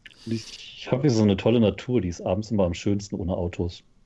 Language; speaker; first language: German; native; German